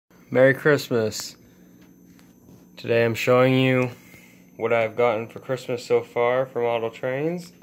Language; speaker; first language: English; native; English